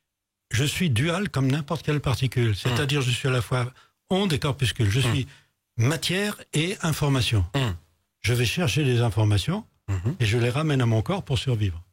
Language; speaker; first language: French; native; French